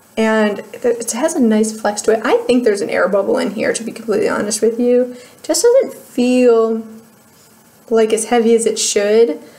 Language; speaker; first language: English; native; English